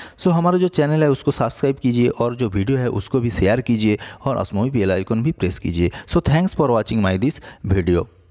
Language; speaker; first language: Hindi; non-native, local second language; Bangla